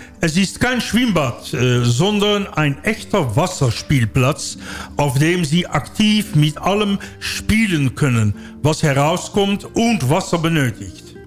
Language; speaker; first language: German; non-native, learner; Dutch